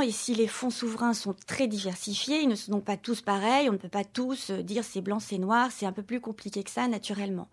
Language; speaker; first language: French; native; French